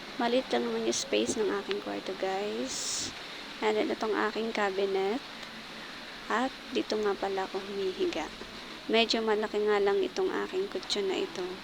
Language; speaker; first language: Filipino; native; Filipino